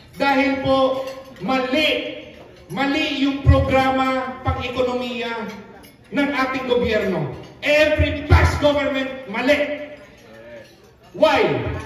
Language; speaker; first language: Filipino; non-native, local second language; Cebuano